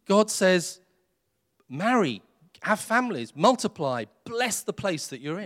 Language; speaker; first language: English; native; English